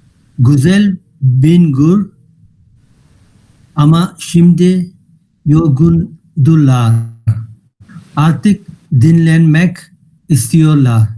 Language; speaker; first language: Turkish; non-native, learner; Urdu